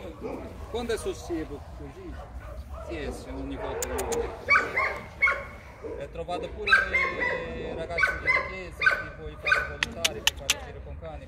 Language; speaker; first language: Italian; non-native, learner; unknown